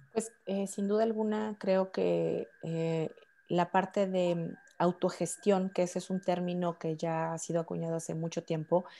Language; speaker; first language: Spanish; native; Spanish